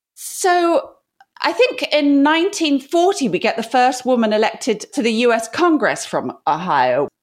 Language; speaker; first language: English; native; English